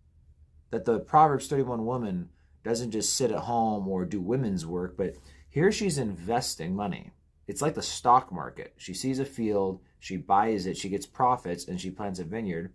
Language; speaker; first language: English; native; English